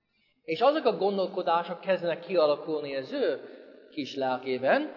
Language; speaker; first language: Hungarian; non-native, fluent; English